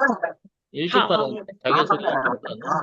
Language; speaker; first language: Korean; native; Korean